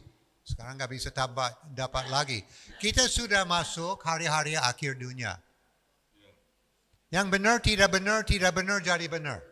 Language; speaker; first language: Indonesian; non-native, fluent; English